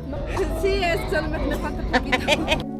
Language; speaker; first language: Spanish; non-native, local second language; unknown